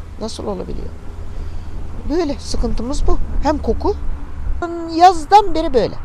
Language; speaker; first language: Turkish; native; Turkish